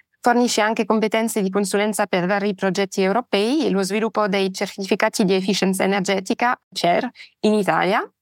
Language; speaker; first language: Italian; non-native, fluent; French